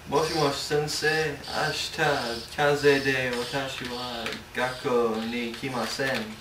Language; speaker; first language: Japanese; non-native, learner; English